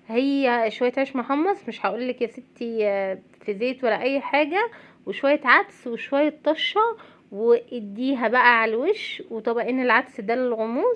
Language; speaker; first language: Arabic; native; Arabic